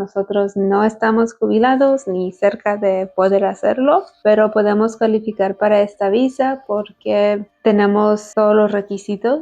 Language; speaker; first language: Spanish; early bilingual, heritage; Spanish